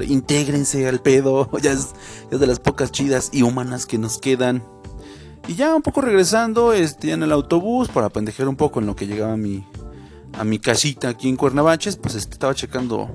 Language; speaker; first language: Spanish; native; Spanish